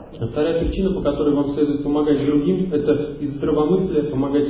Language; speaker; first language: Russian; native; Russian